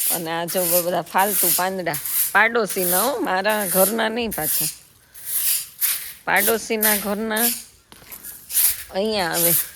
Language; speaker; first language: Gujarati; native; Gujarati